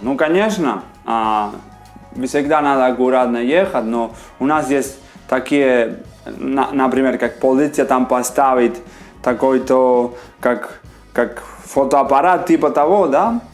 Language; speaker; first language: Russian; non-native, fluent; Spanish